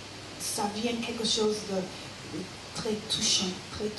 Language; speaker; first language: French; non-native, fluent; English